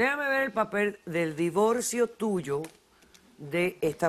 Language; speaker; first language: Spanish; native; Spanish